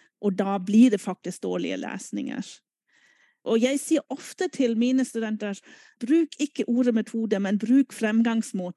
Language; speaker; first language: Norwegian; non-native, fluent; German